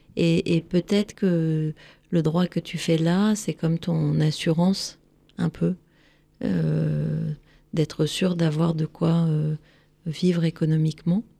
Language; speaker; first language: French; native; French